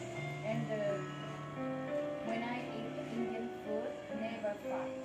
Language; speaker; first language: English; non-native, learner; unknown